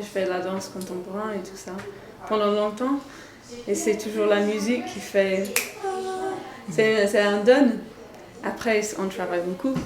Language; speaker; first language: French; non-native, fluent; English